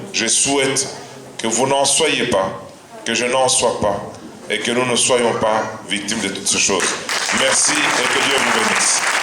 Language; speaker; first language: French; non-native, local second language; Luba-Lulua